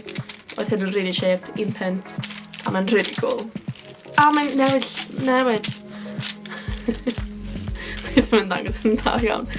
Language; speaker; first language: Welsh; non-native, local second language; English